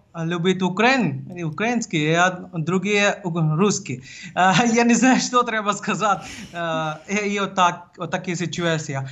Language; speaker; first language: Russian; non-native, learner; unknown